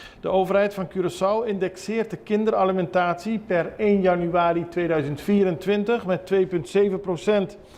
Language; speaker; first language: Dutch; non-native, local second language; Papiamento